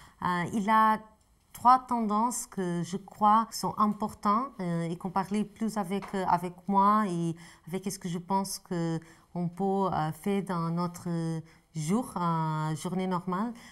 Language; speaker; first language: French; non-native, fluent; Portuguese